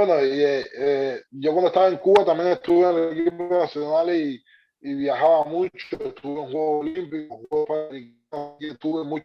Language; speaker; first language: Spanish; native; Spanish